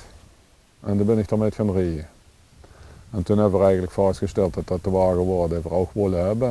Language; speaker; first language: Dutch; native; Dutch